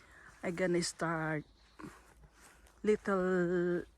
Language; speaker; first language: English; non-native, learner; Filipino